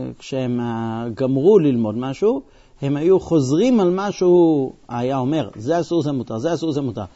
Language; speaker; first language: Hebrew; non-native, fluent; English